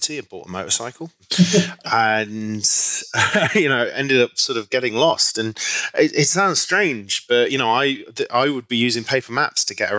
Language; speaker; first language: English; native; English